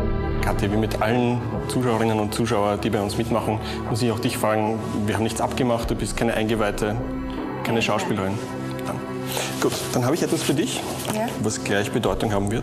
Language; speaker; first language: German; native; German